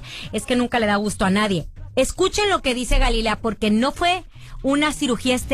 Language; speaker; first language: Spanish; native; Spanish